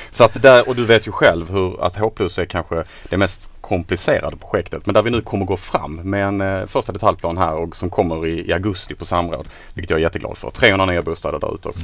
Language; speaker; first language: Swedish; native; Swedish